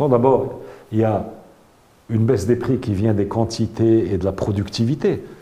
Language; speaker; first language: French; non-native, local second language; Arabic